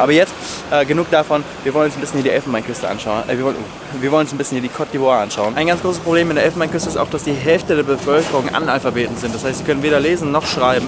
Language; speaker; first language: German; native; German